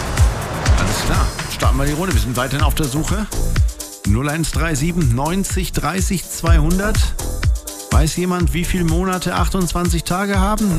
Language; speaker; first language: German; native; German